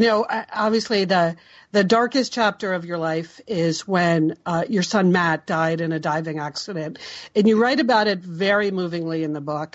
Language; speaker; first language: English; native; English